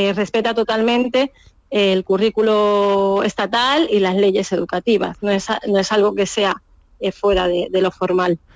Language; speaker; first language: Spanish; native; Spanish